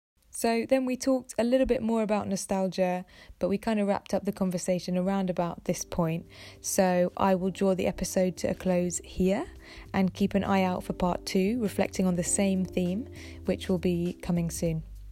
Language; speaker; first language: English; native; English